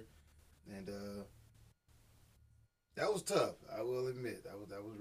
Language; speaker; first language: English; native; English